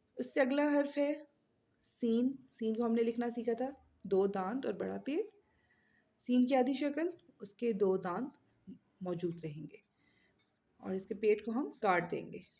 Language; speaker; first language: Urdu; native; Urdu